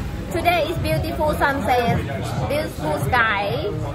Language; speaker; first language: English; non-native, learner; Thai